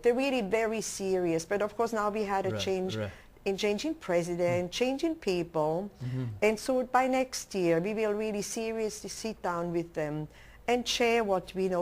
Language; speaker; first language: English; non-native, local second language; German